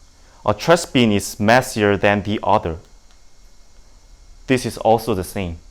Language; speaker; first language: English; non-native, learner; Indonesian